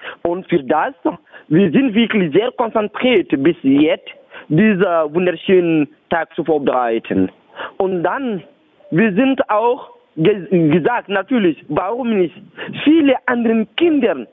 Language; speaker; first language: German; non-native, learner; Bambara